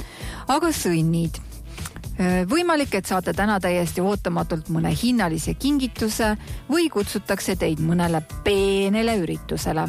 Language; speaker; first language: Estonian; native; Estonian